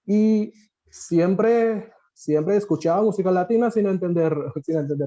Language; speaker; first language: Spanish; non-native, fluent; Bangla